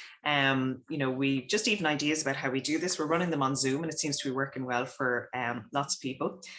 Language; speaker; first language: English; native; English